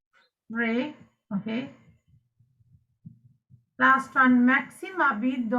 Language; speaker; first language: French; non-native, fluent; Sinhala